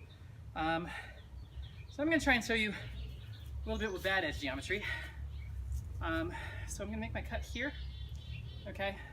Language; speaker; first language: English; native; English